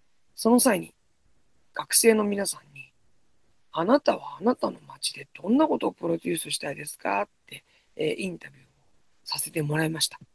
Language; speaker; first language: Japanese; native; Japanese